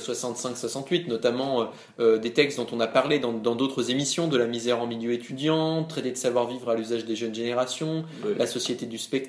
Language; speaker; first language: French; native; French